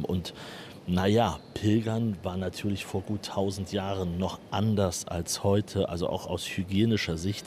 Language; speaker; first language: German; native; German